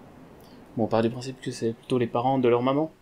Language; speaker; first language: French; native; French